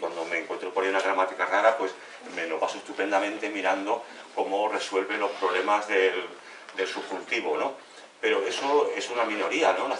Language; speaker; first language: Spanish; native; Spanish